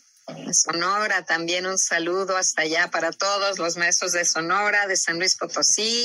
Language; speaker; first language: Spanish; native; Spanish